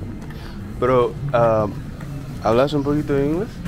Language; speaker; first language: Spanish; non-native, learner; English